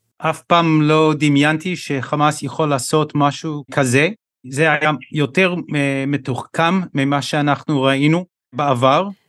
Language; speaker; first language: Hebrew; non-native, fluent; English